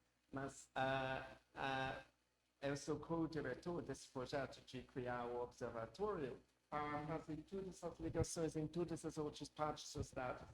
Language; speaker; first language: Portuguese; non-native, learner; English